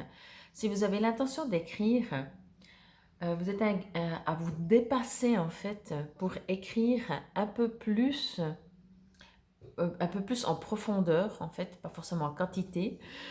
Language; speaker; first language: French; native; French